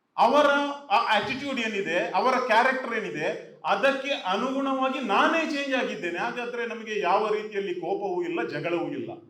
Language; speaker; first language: Kannada; non-native, local second language; Tulu